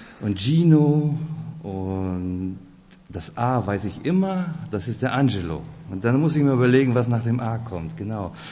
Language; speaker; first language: German; early bilingual, other home language; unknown